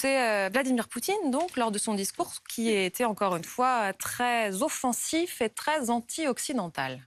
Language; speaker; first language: French; native; French